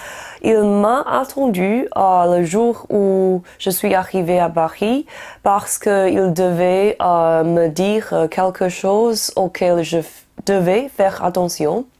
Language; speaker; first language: French; non-native, learner; Chinese